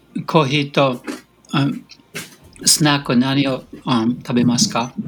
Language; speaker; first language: Japanese; non-native, learner; English